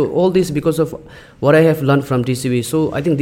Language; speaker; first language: English; non-native, learner; Tibetan